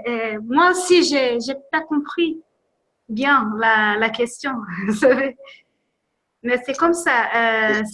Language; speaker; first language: French; non-native, fluent; Portuguese